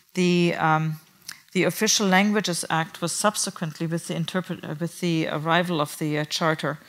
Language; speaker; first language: English; non-native, fluent; German